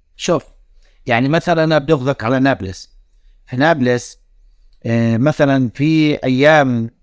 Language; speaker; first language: Arabic; native; Arabic